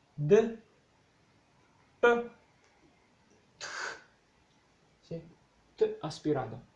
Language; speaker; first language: Spanish; non-native, fluent; Polish